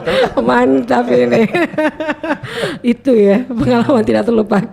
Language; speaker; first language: Indonesian; native; Indonesian